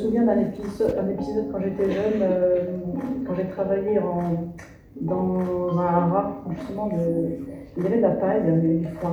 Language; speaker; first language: French; native; French